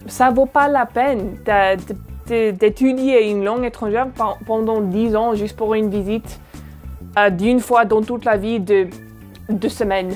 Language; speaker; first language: French; non-native, fluent; English